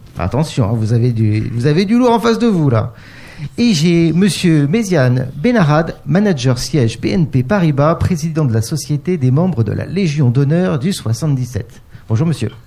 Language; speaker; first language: French; native; French